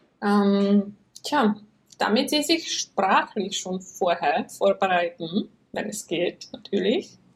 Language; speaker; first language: German; non-native, fluent; Czech